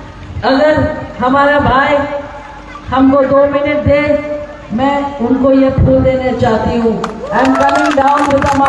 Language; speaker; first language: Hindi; non-native, local second language; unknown